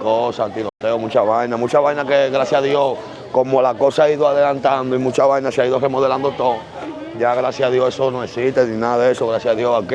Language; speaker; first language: Spanish; native; Spanish